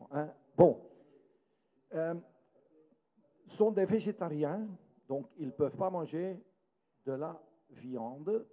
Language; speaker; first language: French; non-native, local second language; Dutch